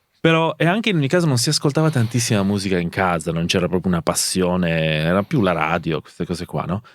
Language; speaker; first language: Italian; native; Italian